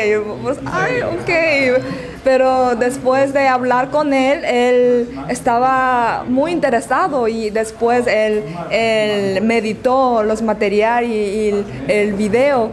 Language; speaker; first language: Spanish; non-native, learner; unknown